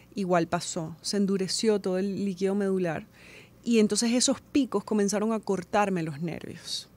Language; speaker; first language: Spanish; native; Spanish